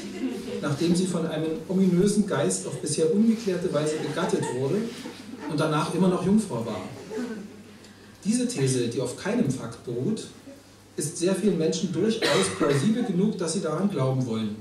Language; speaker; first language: German; native; German